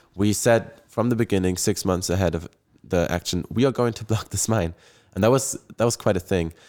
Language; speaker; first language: English; non-native, fluent; German